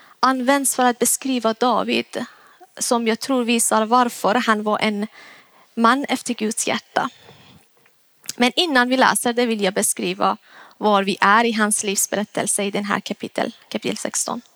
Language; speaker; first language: Swedish; non-native, fluent; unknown